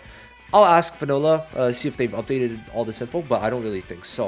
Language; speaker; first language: English; native; English